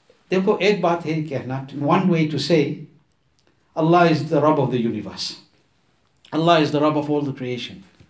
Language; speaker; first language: English; early bilingual, other home language; Urdu